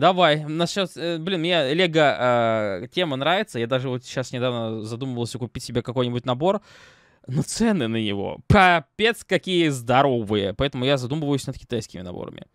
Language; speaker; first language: Russian; native; Russian